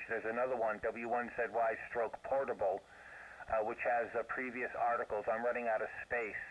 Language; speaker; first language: English; native; English